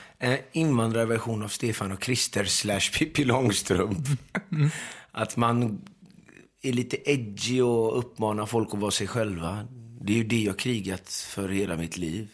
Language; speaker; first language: Swedish; early bilingual, other home language; Persian